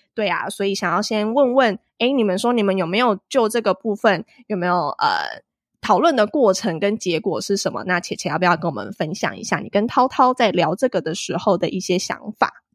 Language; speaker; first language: Chinese; native; Chinese